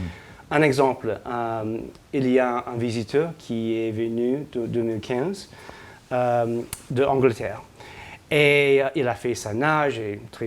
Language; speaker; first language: French; non-native, fluent; English